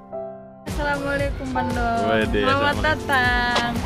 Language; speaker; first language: Indonesian; non-native, learner; Turkish